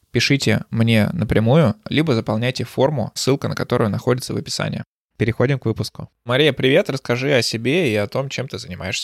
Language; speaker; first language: Russian; native; Russian